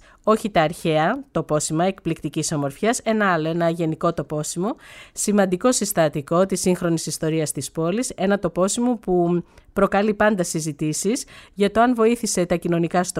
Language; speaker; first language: Greek; native; Greek